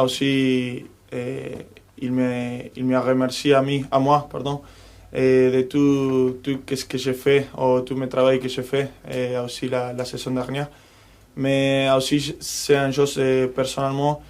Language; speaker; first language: French; non-native, fluent; Spanish